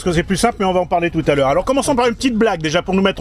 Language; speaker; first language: French; native; French